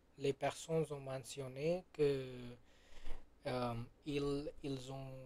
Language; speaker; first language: French; non-native, learner; Gujarati